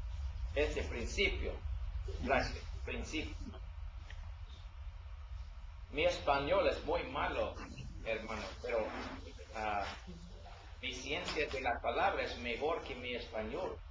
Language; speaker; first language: Spanish; non-native, learner; English